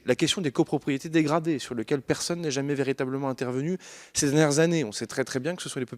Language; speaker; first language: French; native; French